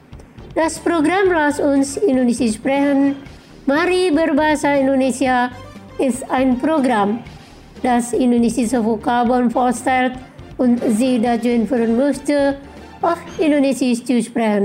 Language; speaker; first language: German; non-native, fluent; Indonesian